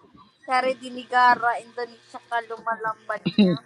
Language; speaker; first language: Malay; non-native, learner; Filipino